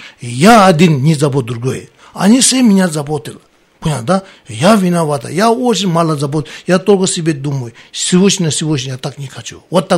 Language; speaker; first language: Russian; non-native, learner; Tibetan